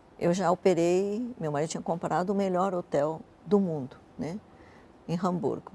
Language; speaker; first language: Portuguese; early bilingual, other home language; Japanese